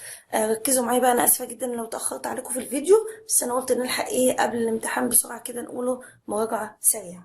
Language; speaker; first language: Arabic; native; Arabic